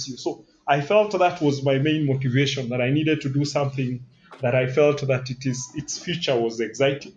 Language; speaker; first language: English; non-native, local second language; Kikuyu